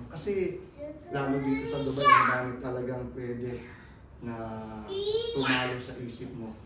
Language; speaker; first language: Filipino; native; Filipino